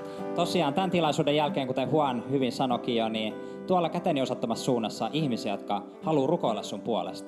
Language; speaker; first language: Finnish; native; Finnish